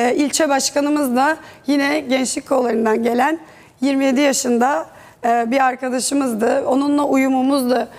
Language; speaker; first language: Turkish; native; Turkish